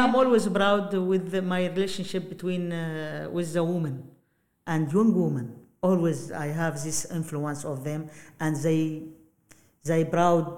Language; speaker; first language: English; non-native, learner; Arabic